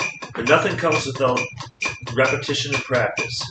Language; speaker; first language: English; native; English